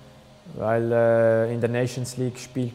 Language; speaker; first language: German; early bilingual, other home language; Albanian